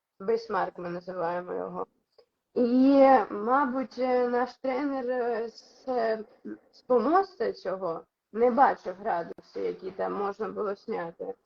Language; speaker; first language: Ukrainian; non-native, local second language; Russian